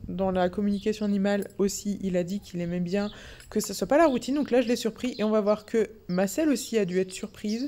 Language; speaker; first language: French; native; French